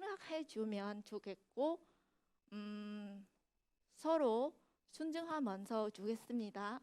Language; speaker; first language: Korean; non-native, fluent; Vietnamese